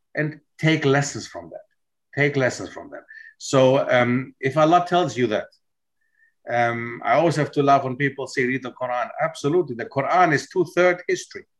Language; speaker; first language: English; non-native, fluent; German